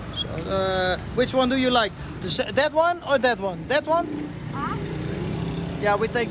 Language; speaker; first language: English; non-native, learner; Dutch